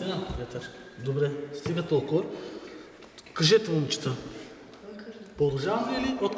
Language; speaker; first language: Bulgarian; non-native, local second language; Turkish